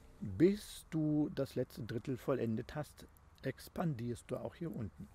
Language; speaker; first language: German; non-native, fluent; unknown